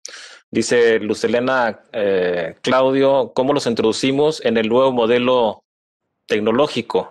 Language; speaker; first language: Spanish; native; Spanish